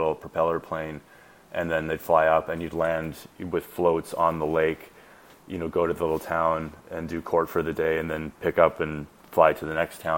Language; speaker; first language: English; native; English